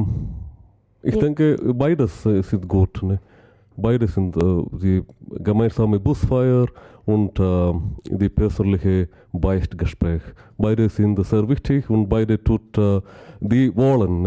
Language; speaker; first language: German; non-native, learner; Malayalam